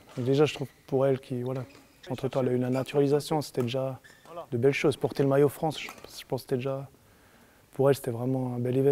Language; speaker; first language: French; native; French